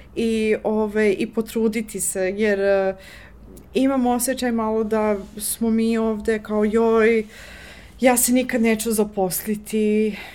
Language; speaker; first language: Serbian; non-native, fluent; English